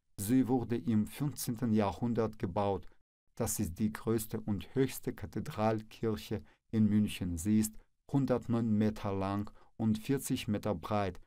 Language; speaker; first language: German; non-native, fluent; Russian